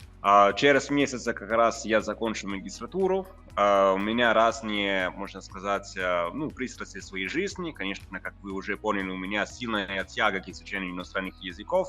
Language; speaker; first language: Russian; non-native, fluent; Italian